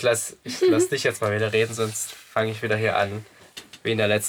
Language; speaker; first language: German; native; German